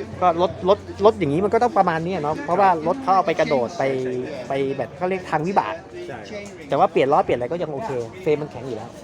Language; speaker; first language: Thai; native; Thai